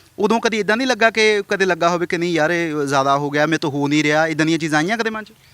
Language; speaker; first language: Punjabi; native; Punjabi